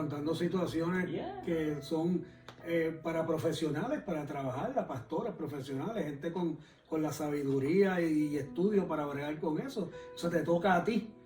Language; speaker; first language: Spanish; native; Spanish